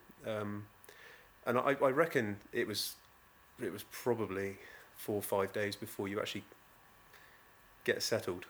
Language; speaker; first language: English; native; English